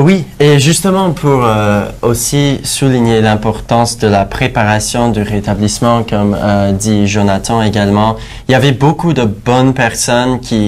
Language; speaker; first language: French; non-native, fluent; English